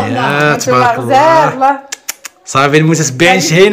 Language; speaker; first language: Arabic; native; Arabic